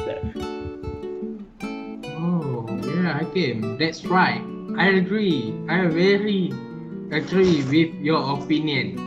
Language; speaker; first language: English; non-native, learner; Malay